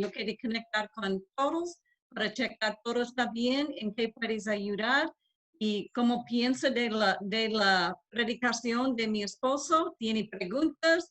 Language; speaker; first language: Spanish; non-native, learner; English